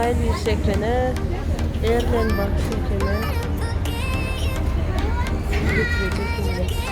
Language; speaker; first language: Turkish; native; Turkish